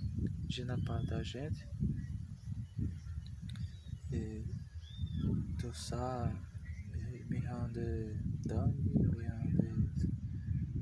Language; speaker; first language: French; non-native, learner; Portuguese